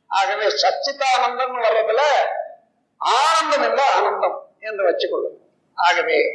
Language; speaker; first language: Tamil; native; Tamil